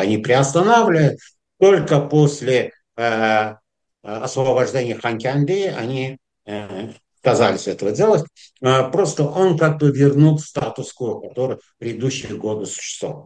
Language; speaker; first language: Russian; non-native, fluent; Azerbaijani